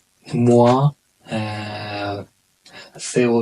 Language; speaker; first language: French; non-native, learner; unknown